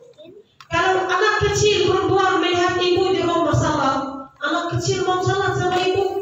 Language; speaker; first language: Indonesian; non-native, learner; Arabic